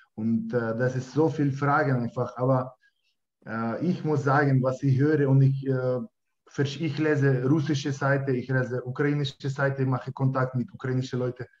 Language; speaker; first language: German; non-native, learner; Ukrainian